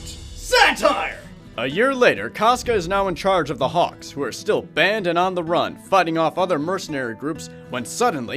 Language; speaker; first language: English; native; English